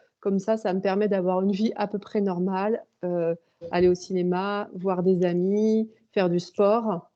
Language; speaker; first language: French; native; French